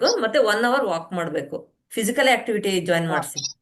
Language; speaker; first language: Kannada; native; Kannada